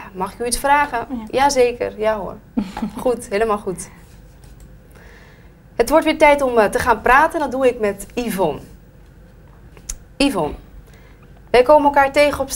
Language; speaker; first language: Dutch; native; Dutch